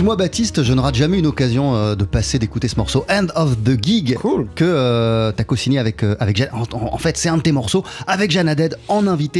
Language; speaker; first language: French; native; French